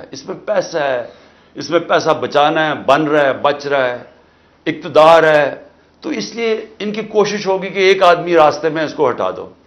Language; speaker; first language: Urdu; native; Urdu